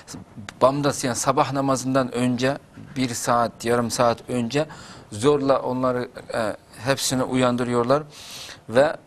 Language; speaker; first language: Turkish; non-native, fluent; Uyghur